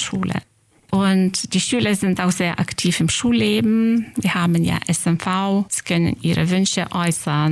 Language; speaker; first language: German; non-native, fluent; Lithuanian